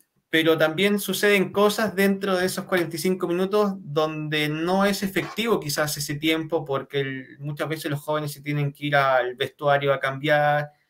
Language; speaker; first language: Spanish; native; Spanish